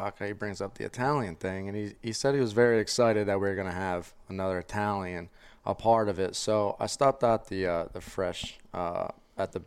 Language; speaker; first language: English; native; English